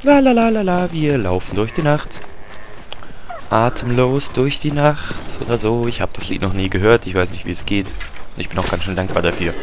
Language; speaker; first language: German; native; German